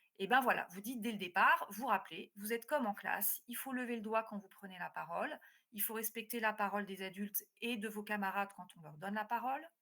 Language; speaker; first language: French; native; French